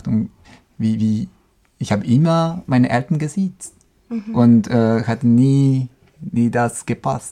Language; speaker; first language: German; non-native, fluent; Spanish